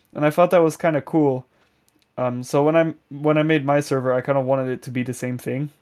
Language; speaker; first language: English; non-native, fluent; Dutch